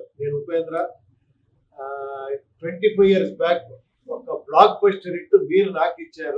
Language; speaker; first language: Telugu; non-native, local second language; Kannada